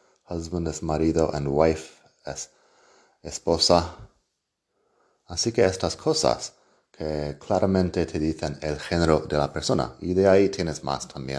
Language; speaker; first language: Spanish; non-native, fluent; English